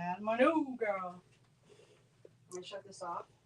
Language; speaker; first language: English; native; English